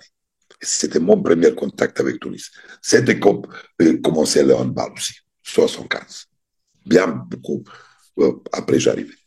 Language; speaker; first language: French; non-native, fluent; Serbian